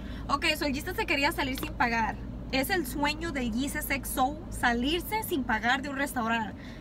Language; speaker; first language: Spanish; early bilingual, heritage; Spanish